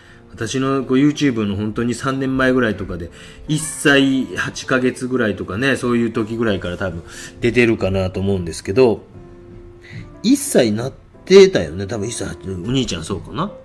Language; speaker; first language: Japanese; native; Japanese